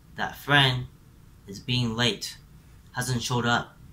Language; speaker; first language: English; non-native, fluent; Japanese